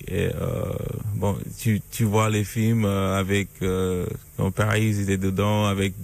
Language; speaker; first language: French; non-native, learner; English